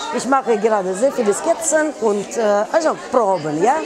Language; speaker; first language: German; non-native, fluent; Russian